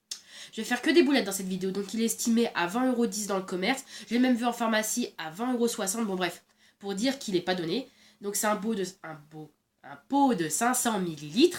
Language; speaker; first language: French; native; French